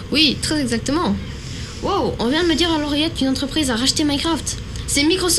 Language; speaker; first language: French; native; French